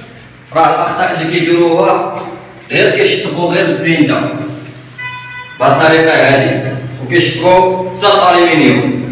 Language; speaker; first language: Arabic; native; Arabic